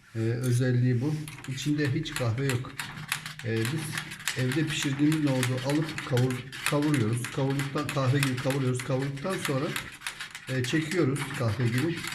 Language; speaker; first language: Turkish; native; Turkish